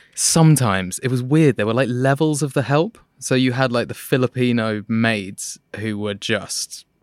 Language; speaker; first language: English; native; English